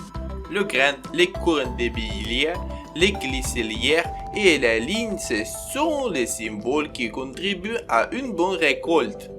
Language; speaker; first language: French; non-native, learner; Ukrainian